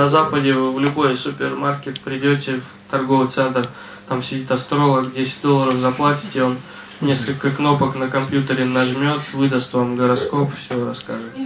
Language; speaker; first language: Russian; native; Russian